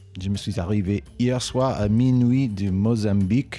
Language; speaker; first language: French; non-native, learner; English